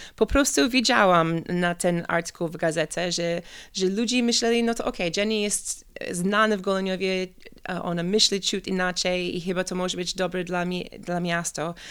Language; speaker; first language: Polish; non-native, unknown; English